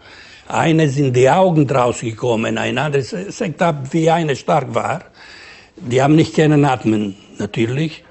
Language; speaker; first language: German; non-native, fluent; Ladino